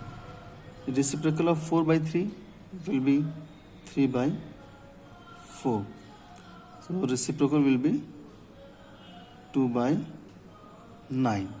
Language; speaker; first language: English; non-native, local second language; Hindi